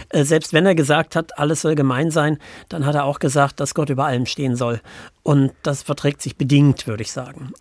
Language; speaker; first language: German; native; German